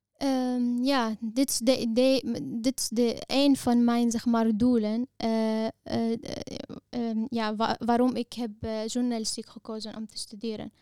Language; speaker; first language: Dutch; non-native, fluent; Arabic